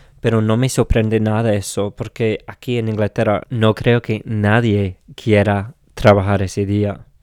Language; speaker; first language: Spanish; non-native, fluent; English